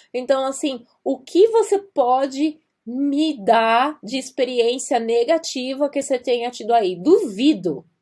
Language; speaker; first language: Portuguese; native; Portuguese